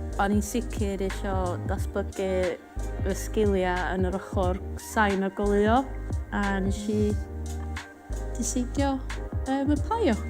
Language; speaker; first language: Welsh; native; Welsh